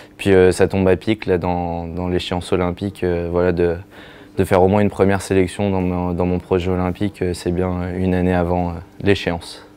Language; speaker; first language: French; native; French